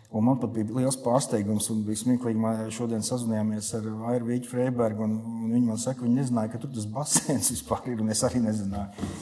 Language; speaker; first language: Latvian; native; Latvian